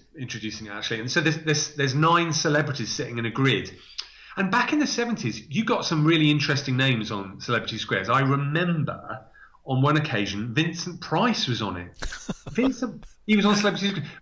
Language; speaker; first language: English; native; English